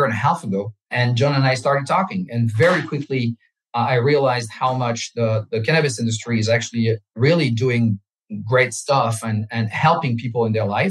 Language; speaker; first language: English; non-native, fluent; French